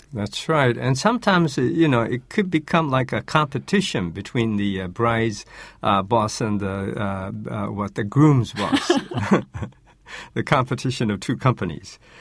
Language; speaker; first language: English; non-native, fluent; Japanese